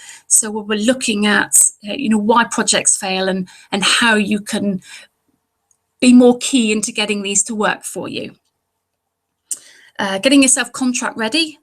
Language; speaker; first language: English; native; English